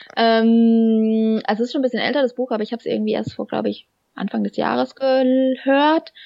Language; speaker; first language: German; native; German